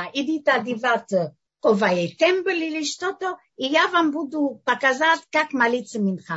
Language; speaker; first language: Russian; non-native, fluent; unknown